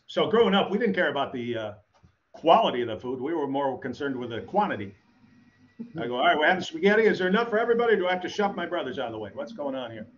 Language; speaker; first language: English; native; English